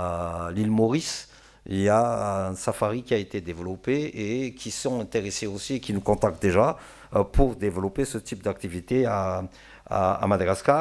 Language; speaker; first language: French; non-native, local second language; Malagasy